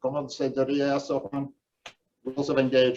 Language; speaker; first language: Spanish; non-native, fluent; English